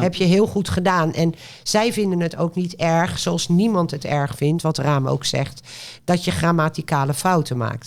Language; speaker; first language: Dutch; non-native, fluent; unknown